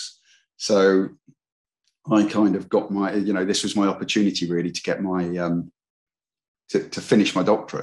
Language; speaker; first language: English; native; English